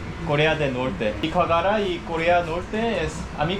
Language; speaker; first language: Spanish; non-native, learner; Korean